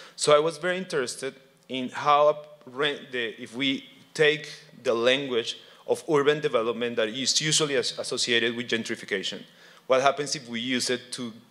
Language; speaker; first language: English; non-native, fluent; Spanish